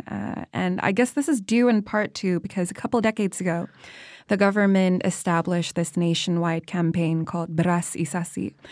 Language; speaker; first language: English; non-native, fluent; Indonesian